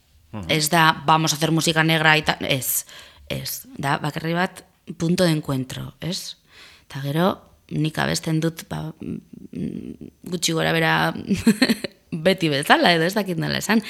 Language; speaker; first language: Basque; non-native, local second language; Spanish